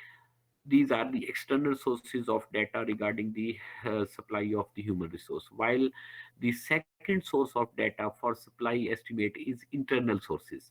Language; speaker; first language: English; non-native, local second language; Urdu